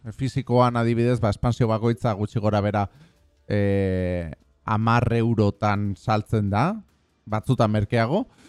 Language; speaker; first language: Basque; non-native, local second language; Spanish